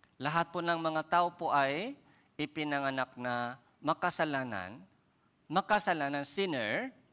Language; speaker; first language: Filipino; non-native, fluent; Korean